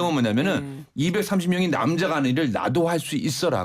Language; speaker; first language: Korean; native; Korean